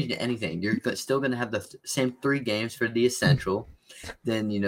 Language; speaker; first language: English; native; English